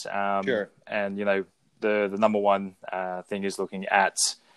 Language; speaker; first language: English; native; English